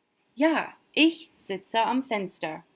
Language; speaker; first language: German; non-native, learner; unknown